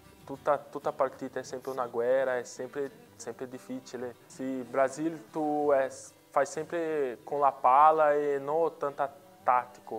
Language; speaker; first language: Italian; non-native, learner; Portuguese